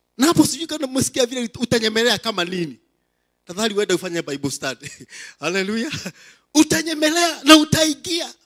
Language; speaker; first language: Swahili; non-native, local second language; Kikuyu